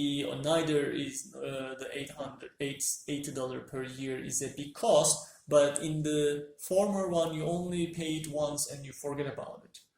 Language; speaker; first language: English; non-native, fluent; Turkish